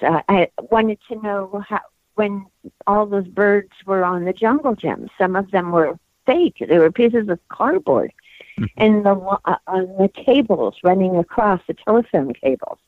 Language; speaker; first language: English; native; English